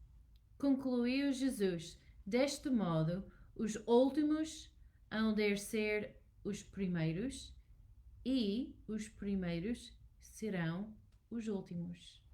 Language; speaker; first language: Portuguese; non-native, learner; English